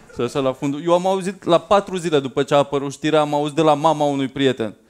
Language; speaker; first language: Romanian; native; Romanian